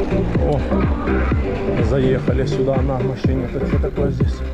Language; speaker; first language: Russian; native; Russian